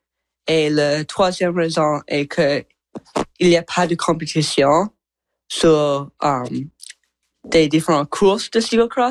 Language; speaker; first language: French; non-native, learner; English